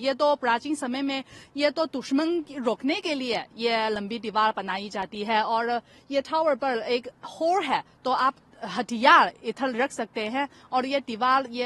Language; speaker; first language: Hindi; non-native, fluent; Chinese